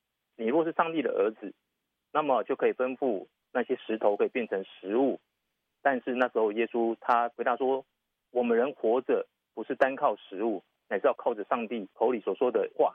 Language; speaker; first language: Chinese; native; Chinese